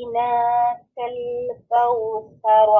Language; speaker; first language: Arabic; non-native, learner; Bangla